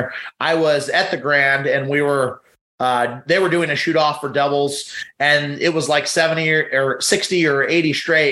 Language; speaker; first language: English; native; English